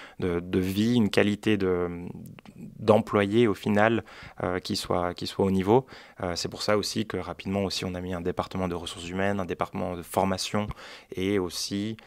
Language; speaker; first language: French; native; French